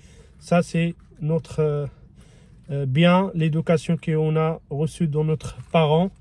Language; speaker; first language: French; non-native, fluent; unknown